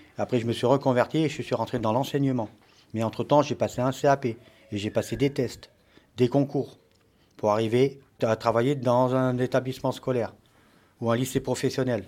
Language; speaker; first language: French; native; French